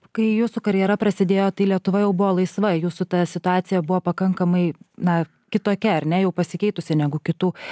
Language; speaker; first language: Lithuanian; native; Lithuanian